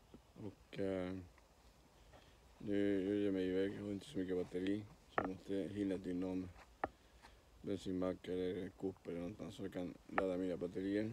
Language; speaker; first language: Swedish; non-native, learner; Spanish